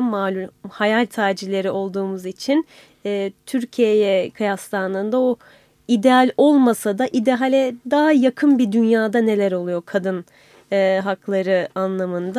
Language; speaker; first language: Turkish; native; Turkish